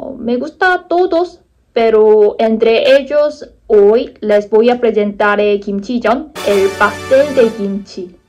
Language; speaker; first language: Spanish; non-native, learner; Korean